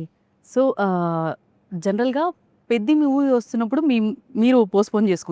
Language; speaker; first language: Telugu; native; Telugu